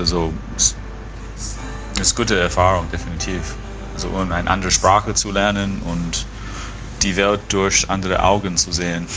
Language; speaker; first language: German; non-native, fluent; English